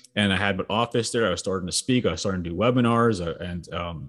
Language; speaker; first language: English; native; English